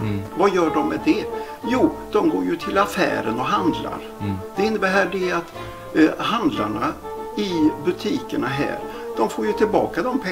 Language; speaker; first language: Swedish; native; Swedish